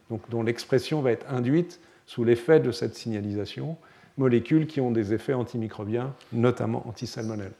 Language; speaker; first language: French; native; French